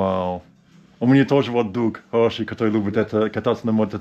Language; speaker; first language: Russian; non-native, learner; English